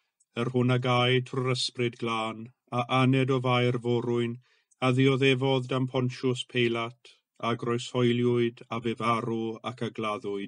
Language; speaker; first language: Welsh; native; Welsh